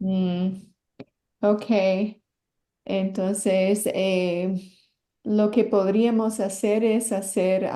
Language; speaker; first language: Spanish; non-native, fluent; English